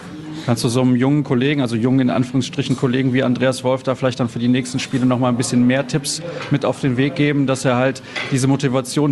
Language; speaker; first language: German; native; German